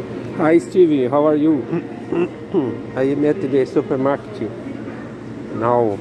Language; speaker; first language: English; non-native, learner; Portuguese